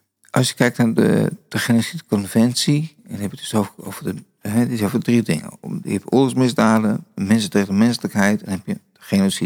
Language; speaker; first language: Dutch; native; Dutch